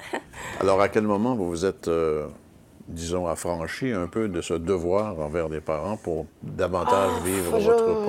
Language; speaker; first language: French; native; French